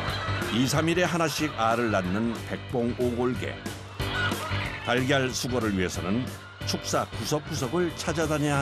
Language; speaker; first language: Korean; native; Korean